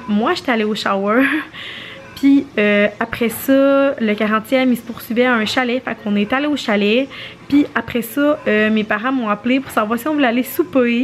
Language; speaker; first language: French; native; French